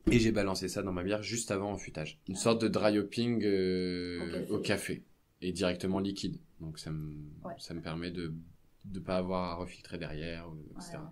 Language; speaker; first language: French; native; French